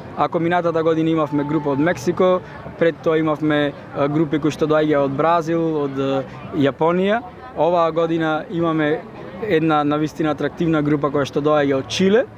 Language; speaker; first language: Macedonian; native; Macedonian